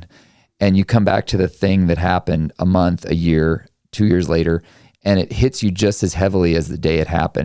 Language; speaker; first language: English; native; English